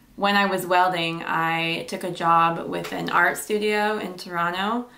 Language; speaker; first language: English; native; English